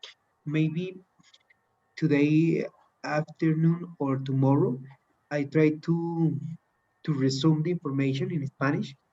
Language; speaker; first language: English; non-native, learner; Spanish